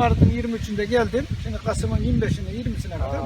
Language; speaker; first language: Turkish; native; Turkish